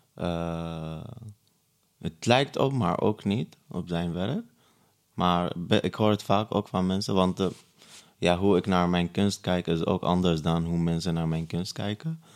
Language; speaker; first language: Dutch; non-native, fluent; Arabic